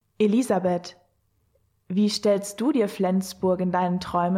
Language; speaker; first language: German; native; German